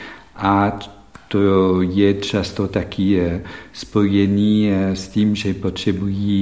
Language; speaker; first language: Czech; non-native, fluent; French